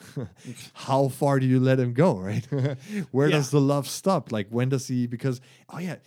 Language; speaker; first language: English; non-native, fluent; German